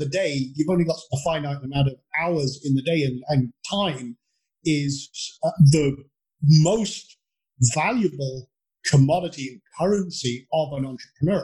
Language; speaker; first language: English; native; English